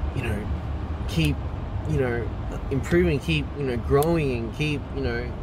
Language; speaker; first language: English; early bilingual, other home language; Korean